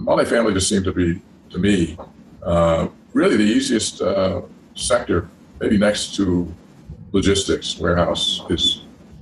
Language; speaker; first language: English; native; English